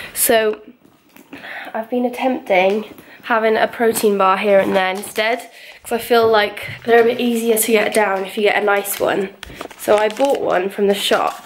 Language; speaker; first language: English; native; English